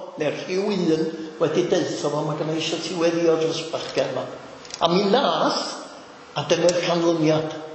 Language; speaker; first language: Welsh; native; Welsh